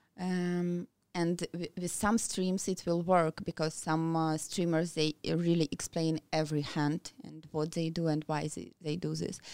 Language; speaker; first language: English; non-native, fluent; Ukrainian